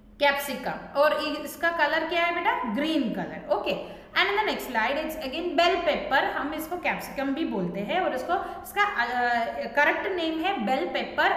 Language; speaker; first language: Hindi; native; Hindi